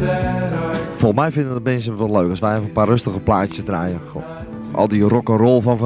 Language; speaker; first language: Dutch; native; Dutch